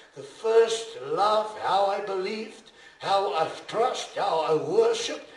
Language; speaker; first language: English; non-native, local second language; Afrikaans